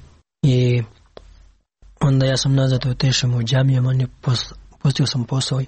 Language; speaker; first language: Serbian; non-native, learner; Pashto